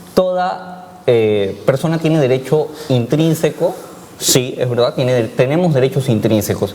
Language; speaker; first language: Spanish; native; Spanish